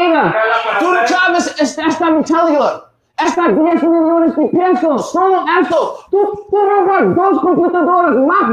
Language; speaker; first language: Spanish; non-native, learner; English